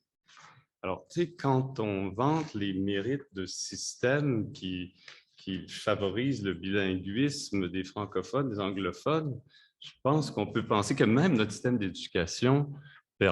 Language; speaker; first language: French; native; French